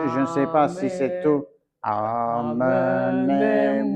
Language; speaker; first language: French; non-native, fluent; Armenian